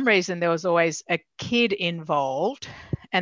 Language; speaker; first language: English; native; English